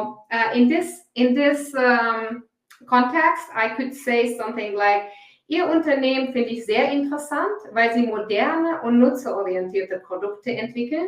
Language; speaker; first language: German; non-native, fluent; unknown